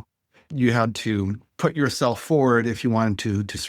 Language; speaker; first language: English; non-native, fluent; French